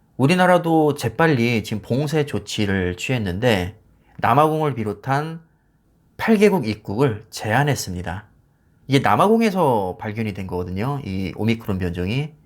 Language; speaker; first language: Korean; native; Korean